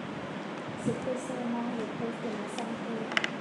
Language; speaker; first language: French; non-native, learner; Khmer